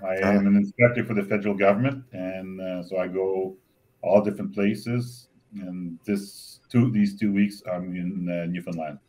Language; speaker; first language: English; native; English